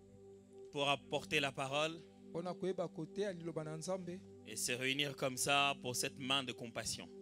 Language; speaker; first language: French; non-native, local second language; Lingala